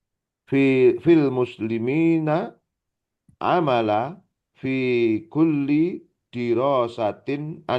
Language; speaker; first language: Arabic; non-native, learner; Indonesian